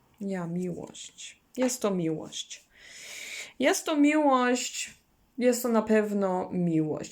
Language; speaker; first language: Polish; non-native, learner; German